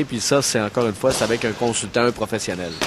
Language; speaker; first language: French; native; French